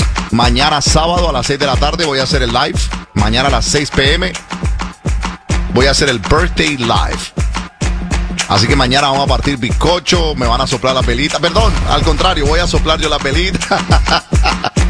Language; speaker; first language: Spanish; native; Spanish